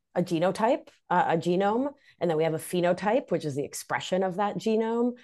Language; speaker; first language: English; early bilingual, other home language; Spanish